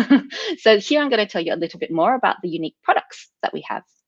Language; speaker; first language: English; native; English